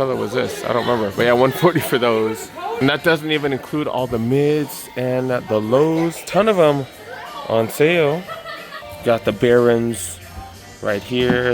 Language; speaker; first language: English; native; English